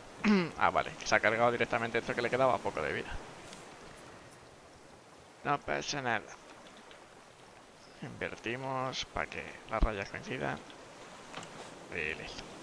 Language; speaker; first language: Spanish; native; Spanish